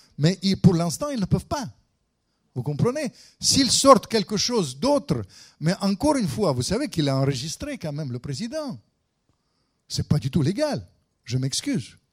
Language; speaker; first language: French; non-native, fluent; Russian